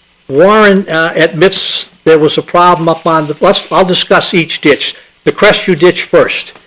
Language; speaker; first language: English; native; English